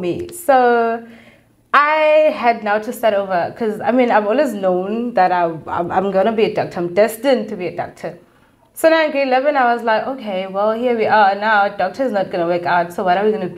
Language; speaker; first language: English; non-native, local second language; Xhosa